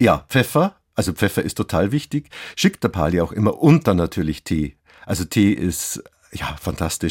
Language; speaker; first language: German; native; German